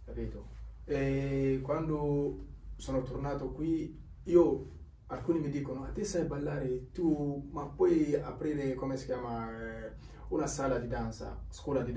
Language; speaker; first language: Italian; non-native, learner; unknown